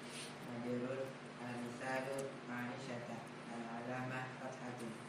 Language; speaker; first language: Arabic; non-native, learner; Indonesian